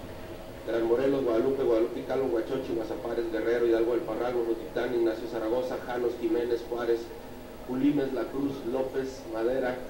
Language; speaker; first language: Spanish; native; Spanish